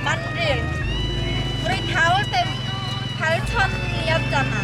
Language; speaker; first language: Korean; non-native, fluent; Khmer